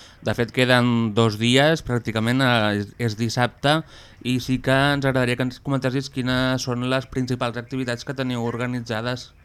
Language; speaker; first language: Catalan; native; Catalan